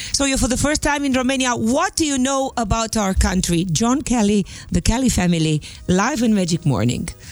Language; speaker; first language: English; non-native, fluent; Romanian